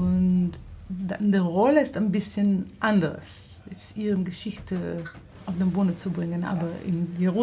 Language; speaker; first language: German; non-native, fluent; Hebrew